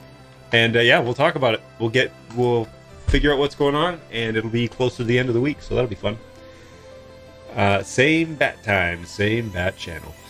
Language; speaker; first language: English; native; English